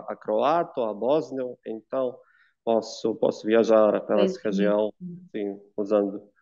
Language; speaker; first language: Portuguese; non-native, fluent; Russian